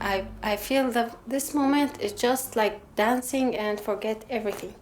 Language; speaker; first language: English; non-native, learner; Arabic